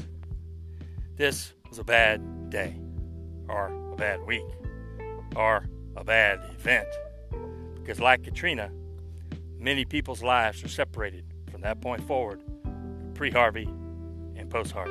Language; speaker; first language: English; native; English